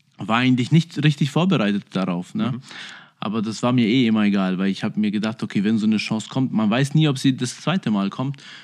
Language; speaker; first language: German; early bilingual, other home language; Albanian